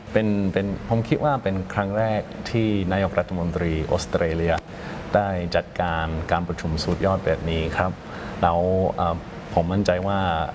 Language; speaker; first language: Thai; non-native, fluent; English